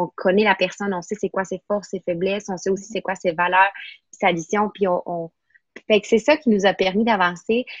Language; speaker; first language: French; non-native, fluent; Spanish